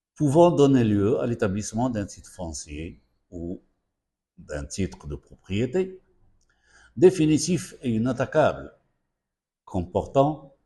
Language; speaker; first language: French; non-native, local second language; Arabic